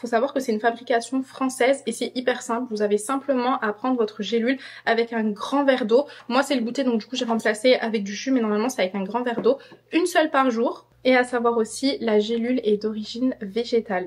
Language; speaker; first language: French; native; French